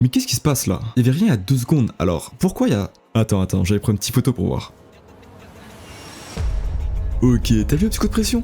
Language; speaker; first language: French; native; French